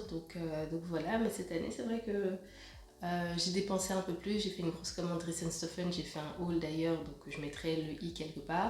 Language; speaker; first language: French; native; French